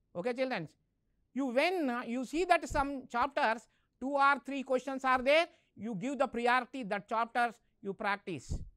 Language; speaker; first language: English; non-native, local second language; Telugu